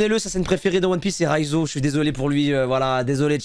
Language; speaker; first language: French; native; French